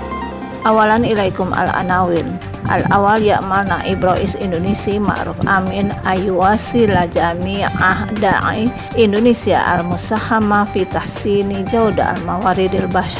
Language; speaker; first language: Arabic; non-native, fluent; Indonesian